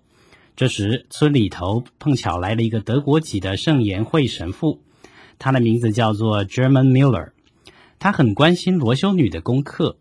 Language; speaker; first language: Chinese; native; Chinese